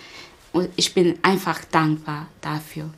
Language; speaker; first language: German; non-native, learner; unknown